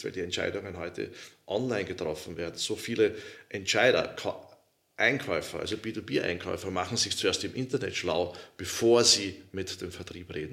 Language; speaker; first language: German; native; German